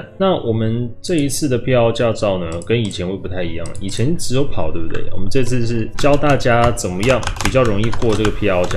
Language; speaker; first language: Chinese; native; Chinese